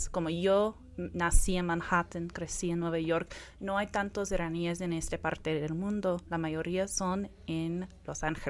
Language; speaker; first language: Spanish; non-native, fluent; English